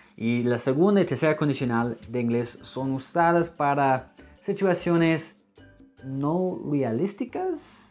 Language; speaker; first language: Spanish; non-native, fluent; English